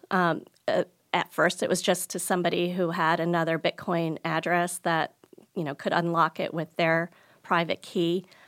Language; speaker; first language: English; early bilingual, other home language; Gujarati